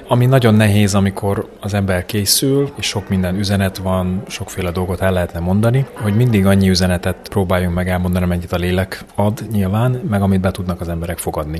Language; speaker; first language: Hungarian; native; Hungarian